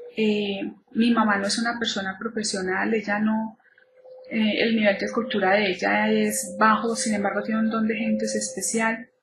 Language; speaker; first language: Spanish; native; Spanish